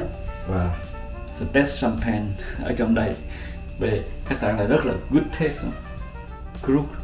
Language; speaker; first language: Vietnamese; native; Vietnamese